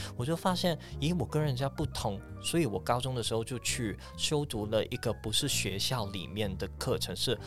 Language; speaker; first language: Chinese; non-native, fluent; Cantonese